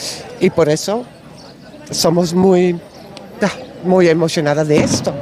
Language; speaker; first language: Spanish; non-native, learner; Dutch